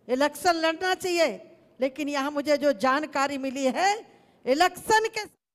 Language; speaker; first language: Hindi; native; Hindi